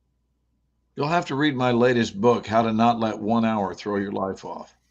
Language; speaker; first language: English; native; English